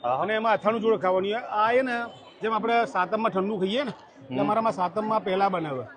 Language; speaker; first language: Gujarati; non-native, local second language; Sindhi